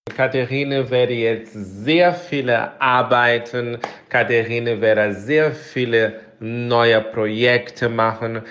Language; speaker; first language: German; non-native, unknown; Portuguese